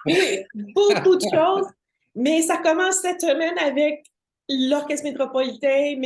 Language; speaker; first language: French; native; French